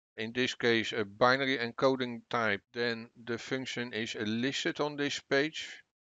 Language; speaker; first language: English; non-native, fluent; Dutch